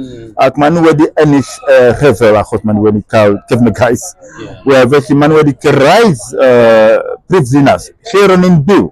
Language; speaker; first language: Welsh; non-native, fluent; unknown